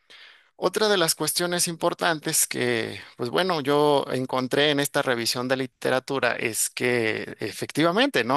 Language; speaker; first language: Spanish; native; Spanish